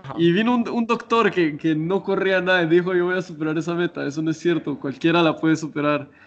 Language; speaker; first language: Spanish; native; Spanish